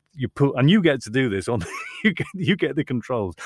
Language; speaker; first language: English; native; English